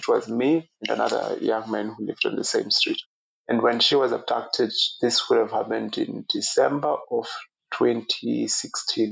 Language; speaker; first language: English; non-native, local second language; Xhosa